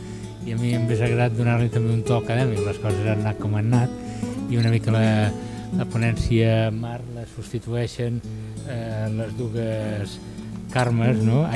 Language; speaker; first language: Catalan; native; Catalan